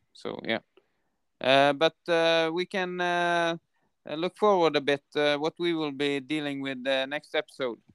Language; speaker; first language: English; non-native, fluent; Norwegian